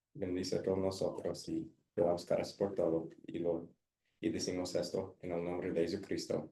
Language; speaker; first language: Spanish; early bilingual, heritage; Spanish